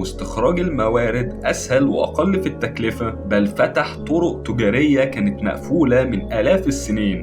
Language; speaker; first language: Arabic; native; Arabic